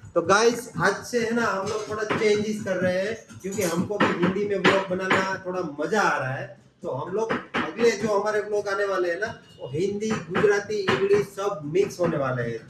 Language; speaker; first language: Hindi; non-native, local second language; Gujarati